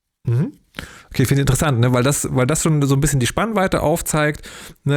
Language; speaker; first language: German; native; German